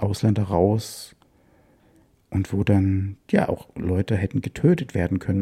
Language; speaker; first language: German; native; German